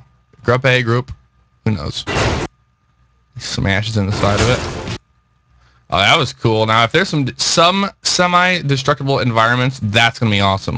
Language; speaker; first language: English; native; English